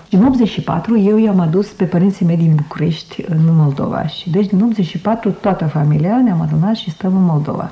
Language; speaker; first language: Romanian; early bilingual, other home language; Russian